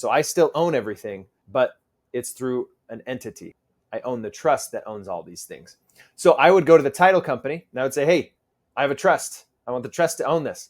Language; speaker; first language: English; native; English